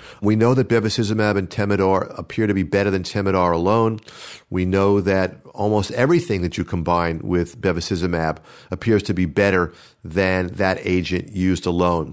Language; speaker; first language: English; native; English